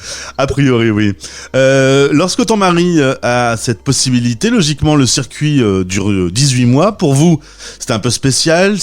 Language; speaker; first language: French; native; French